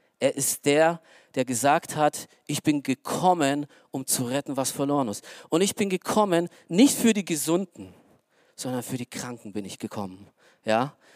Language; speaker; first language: German; early bilingual, other home language; Romanian